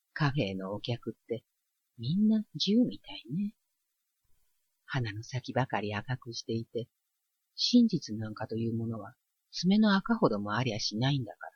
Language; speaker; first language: Japanese; native; Japanese